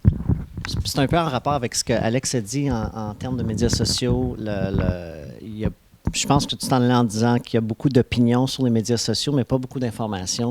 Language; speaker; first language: French; native; French